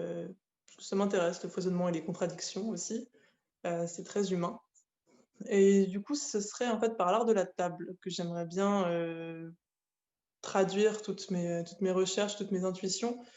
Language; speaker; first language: French; native; French